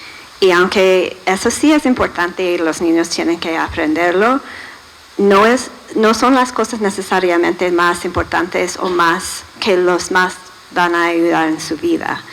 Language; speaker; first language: Spanish; non-native, fluent; English